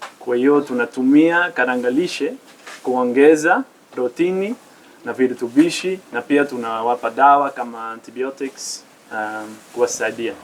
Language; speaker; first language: Swahili; non-native, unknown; Dutch